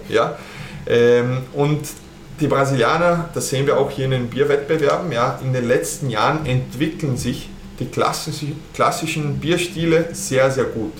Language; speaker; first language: German; early bilingual, heritage; German